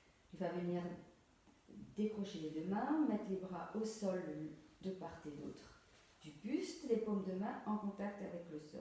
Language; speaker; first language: French; native; French